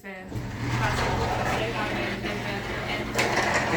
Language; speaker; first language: French; non-native, learner; Spanish